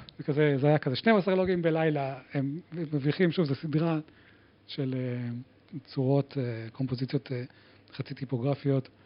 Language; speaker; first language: Hebrew; native; Hebrew